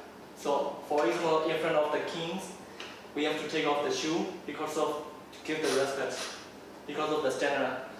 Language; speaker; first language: English; non-native, learner; Burmese